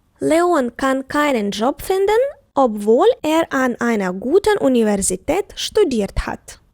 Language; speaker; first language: German; non-native, fluent; Ukrainian